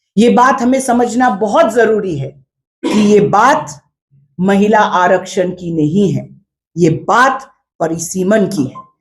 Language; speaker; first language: Hindi; non-native, local second language; Khasi